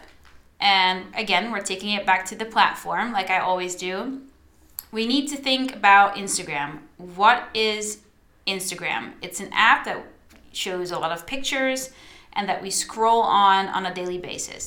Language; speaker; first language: English; non-native, fluent; Dutch